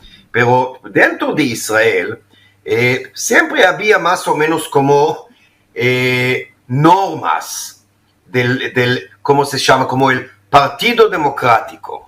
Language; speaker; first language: Spanish; non-native, fluent; Hebrew